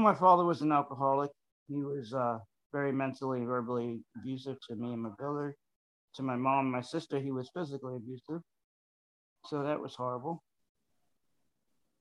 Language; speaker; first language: English; early bilingual, other home language; Spanish